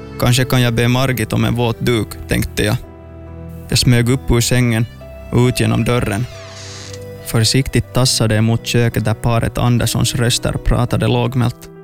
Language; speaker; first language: Swedish; native; Swedish